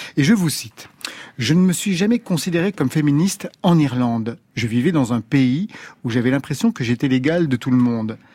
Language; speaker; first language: French; native; French